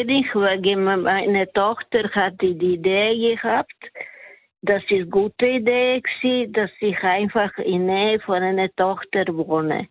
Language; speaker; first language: German; non-native, learner; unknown